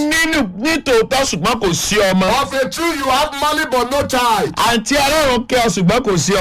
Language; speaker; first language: English; non-native, local second language; Yoruba